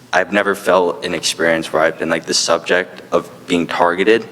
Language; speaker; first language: English; native; English